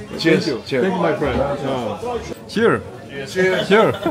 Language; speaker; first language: English; non-native, learner; Korean